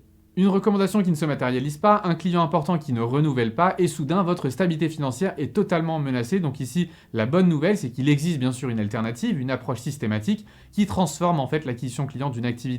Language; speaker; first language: French; native; French